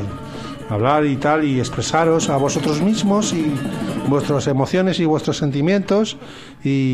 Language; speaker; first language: Spanish; native; Spanish